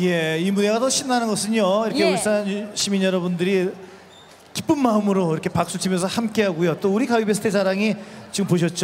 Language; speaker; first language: Korean; native; Korean